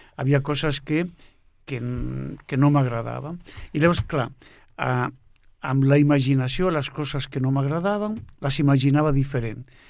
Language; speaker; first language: Catalan; non-native, fluent; Portuguese